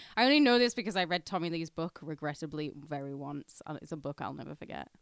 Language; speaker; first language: English; native; English